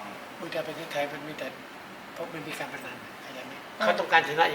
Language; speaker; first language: Thai; native; Thai